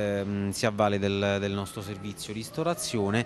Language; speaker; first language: Italian; native; Italian